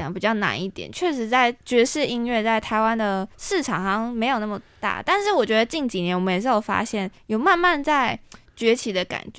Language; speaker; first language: Chinese; native; Chinese